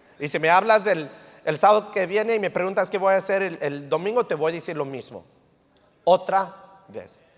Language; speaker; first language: Spanish; early bilingual, heritage; English